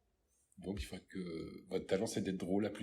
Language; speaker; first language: French; native; French